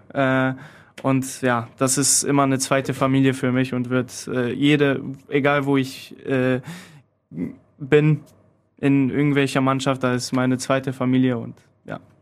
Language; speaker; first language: German; early bilingual, other home language; Polish